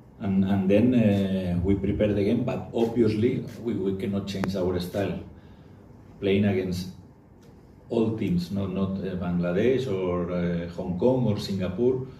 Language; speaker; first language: English; non-native, fluent; Spanish